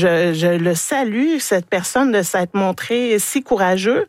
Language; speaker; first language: French; native; French